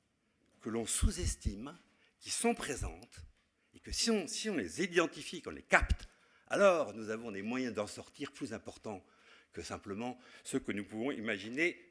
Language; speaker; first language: French; native; French